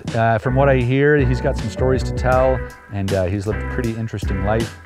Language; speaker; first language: English; native; English